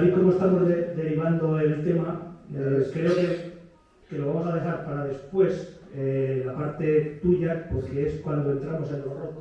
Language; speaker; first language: Spanish; native; Spanish